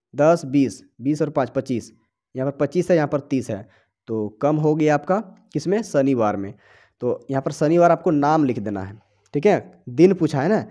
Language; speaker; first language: Hindi; native; Hindi